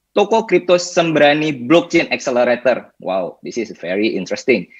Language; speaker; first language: English; non-native, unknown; Indonesian